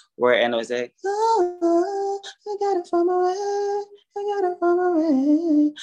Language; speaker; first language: English; non-native, local second language; Filipino